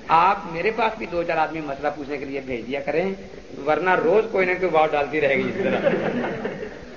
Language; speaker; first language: Urdu; non-native, local second language; Punjabi